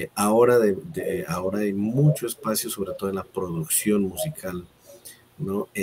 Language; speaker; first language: Spanish; native; Spanish